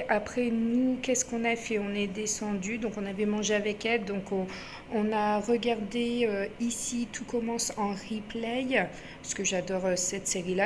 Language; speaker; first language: French; native; French